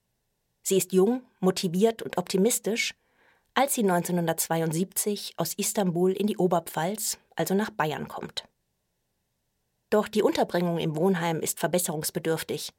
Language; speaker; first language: German; native; German